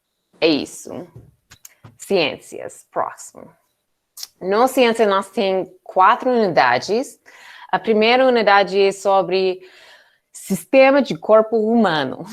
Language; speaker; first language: Portuguese; non-native, learner; English